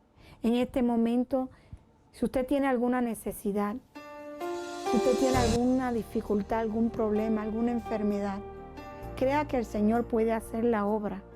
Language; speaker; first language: Spanish; native; Spanish